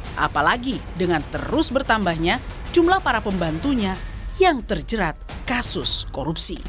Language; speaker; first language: Indonesian; native; Indonesian